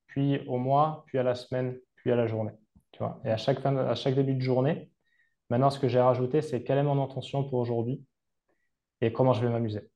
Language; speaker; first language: French; native; French